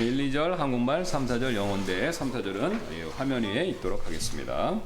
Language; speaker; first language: Korean; native; Korean